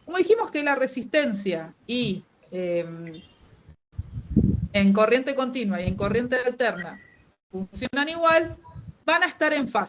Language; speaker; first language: Spanish; native; Spanish